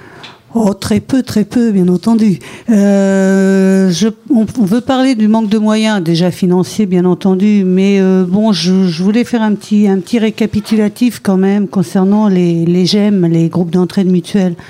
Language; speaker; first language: French; native; French